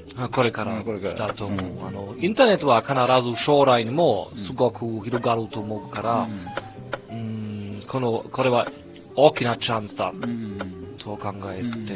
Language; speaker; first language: Japanese; non-native, fluent; German